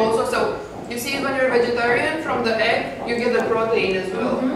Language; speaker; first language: English; non-native, fluent; Romanian